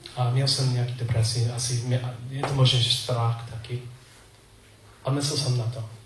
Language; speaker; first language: Czech; non-native, learner; English